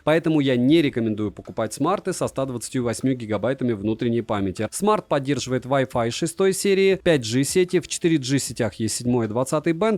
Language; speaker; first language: Russian; native; Russian